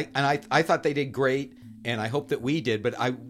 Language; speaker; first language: English; native; English